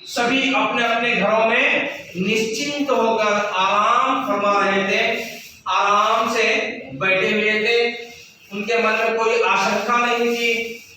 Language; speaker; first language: Hindi; non-native, local second language; Kannada